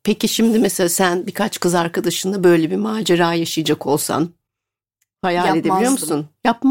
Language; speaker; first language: Turkish; native; Turkish